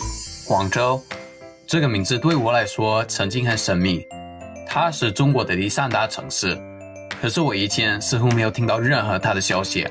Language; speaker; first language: Chinese; non-native, fluent; English